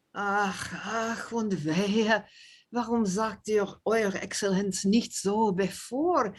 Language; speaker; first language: German; non-native, learner; English